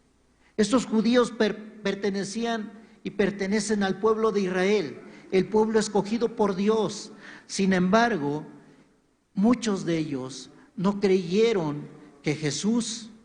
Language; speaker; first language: Spanish; native; Spanish